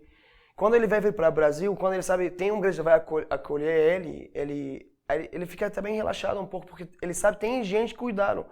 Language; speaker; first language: Portuguese; non-native, learner; Arabic